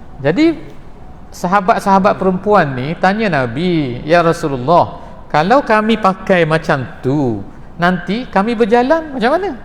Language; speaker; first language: Malay; native; Malay